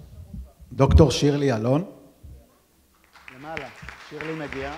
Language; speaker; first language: Hebrew; native; Hebrew